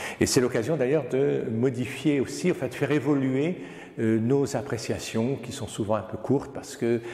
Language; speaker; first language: French; native; French